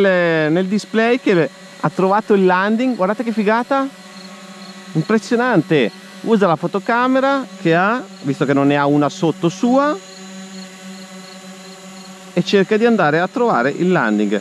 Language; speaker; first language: Italian; native; Italian